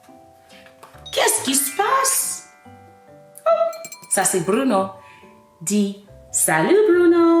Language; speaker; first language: French; non-native, fluent; English